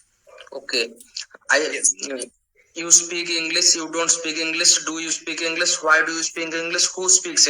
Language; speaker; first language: English; non-native, learner; Hindi